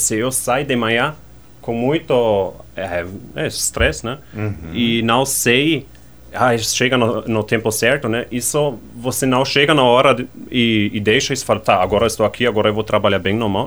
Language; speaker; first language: Portuguese; non-native, fluent; German